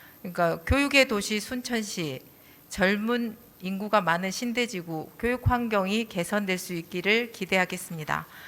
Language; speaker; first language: Korean; native; Korean